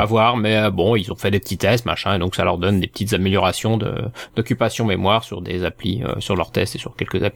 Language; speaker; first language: French; native; French